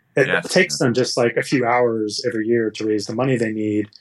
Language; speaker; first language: English; native; English